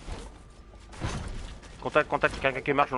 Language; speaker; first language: French; native; French